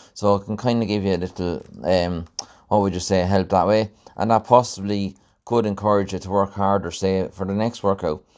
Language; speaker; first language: English; native; English